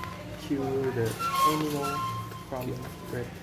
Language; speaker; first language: English; non-native, learner; Vietnamese